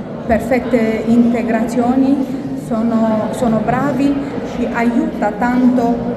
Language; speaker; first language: Italian; non-native, local second language; Romanian